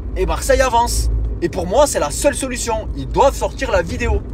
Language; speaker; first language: French; native; French